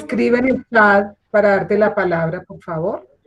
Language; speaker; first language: Spanish; native; Spanish